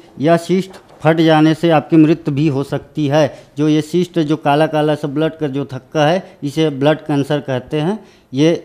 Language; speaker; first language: Hindi; native; Hindi